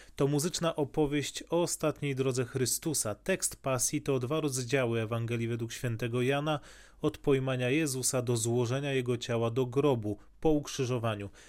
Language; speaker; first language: Polish; native; Polish